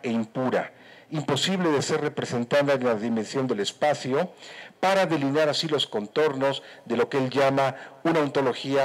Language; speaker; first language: Spanish; native; Spanish